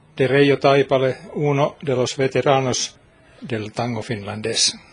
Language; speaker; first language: Spanish; non-native, fluent; Finnish